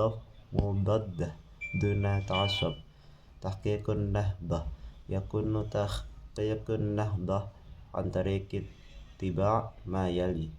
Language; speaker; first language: Arabic; non-native, learner; Indonesian